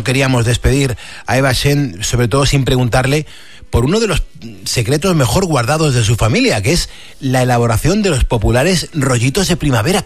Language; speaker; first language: Spanish; native; Spanish